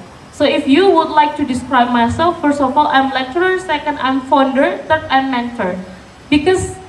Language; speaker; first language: English; non-native, fluent; Indonesian